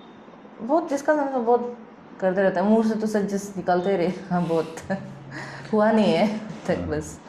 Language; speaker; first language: Hindi; non-native, local second language; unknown